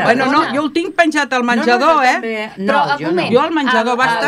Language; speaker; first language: Catalan; native; Catalan